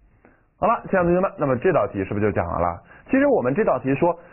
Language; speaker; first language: Chinese; native; Chinese